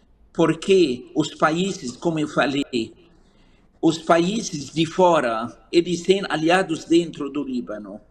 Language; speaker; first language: Portuguese; non-native, fluent; Arabic